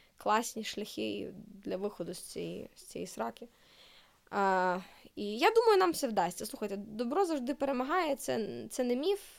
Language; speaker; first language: Ukrainian; native; Ukrainian